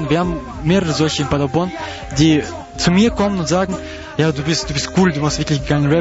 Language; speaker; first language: German; early bilingual, other home language; Russian